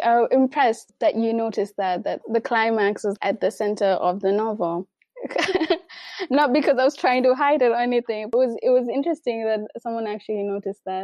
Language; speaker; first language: English; non-native, local second language; Swahili